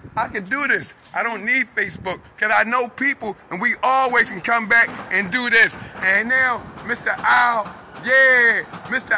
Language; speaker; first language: English; native; English